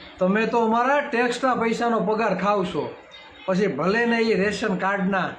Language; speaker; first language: Gujarati; native; Gujarati